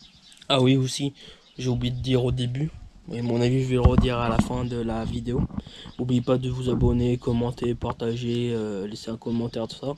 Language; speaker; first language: French; native; French